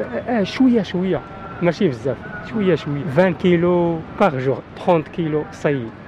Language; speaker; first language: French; non-native, learner; Arabic